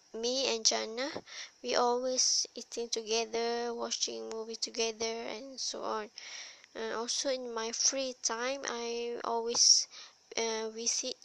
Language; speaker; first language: English; non-native, learner; Malay